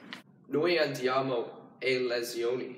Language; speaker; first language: Italian; non-native, learner; English